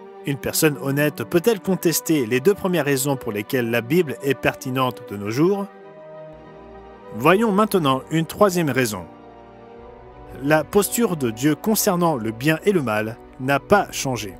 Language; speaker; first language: French; native; French